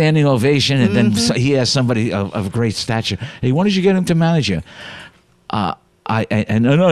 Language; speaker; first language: English; native; English